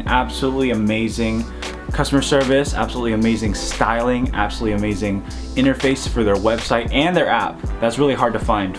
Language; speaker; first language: English; native; English